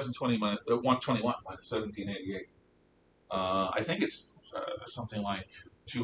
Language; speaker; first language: English; native; English